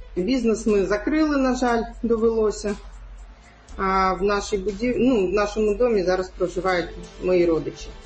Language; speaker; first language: Ukrainian; non-native, local second language; Crimean Tatar